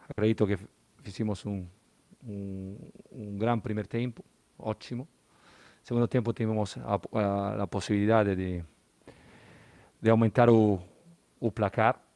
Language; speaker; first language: Portuguese; non-native, fluent; Spanish